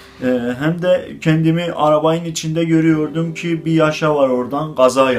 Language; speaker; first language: Turkish; non-native, learner; Azerbaijani